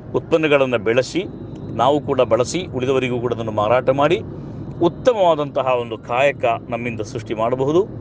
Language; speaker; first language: Kannada; non-native, local second language; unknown